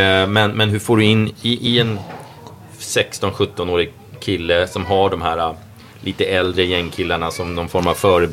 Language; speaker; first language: Swedish; native; Swedish